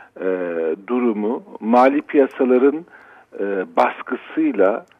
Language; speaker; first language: Turkish; native; Turkish